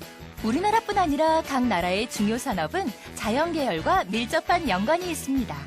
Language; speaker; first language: Korean; native; Korean